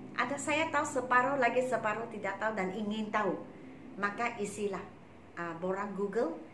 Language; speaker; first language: Malay; non-native, local second language; Chinese